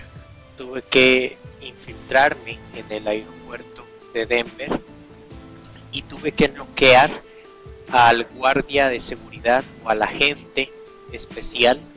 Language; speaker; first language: Spanish; native; Spanish